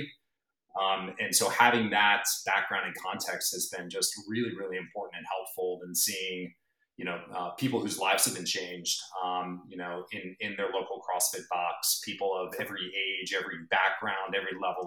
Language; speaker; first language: English; native; English